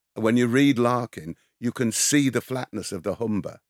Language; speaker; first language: English; native; English